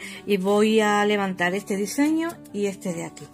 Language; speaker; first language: Spanish; native; Spanish